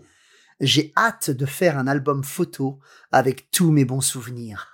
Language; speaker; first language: French; native; French